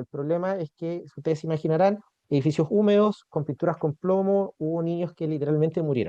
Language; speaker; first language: Spanish; native; Spanish